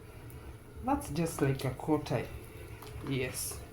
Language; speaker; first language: English; non-native, local second language; Swahili